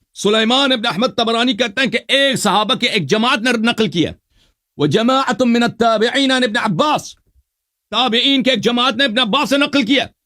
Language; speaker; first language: Urdu; non-native, fluent; Persian